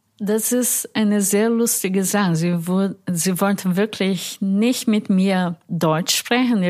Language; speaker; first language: German; non-native, fluent; Portuguese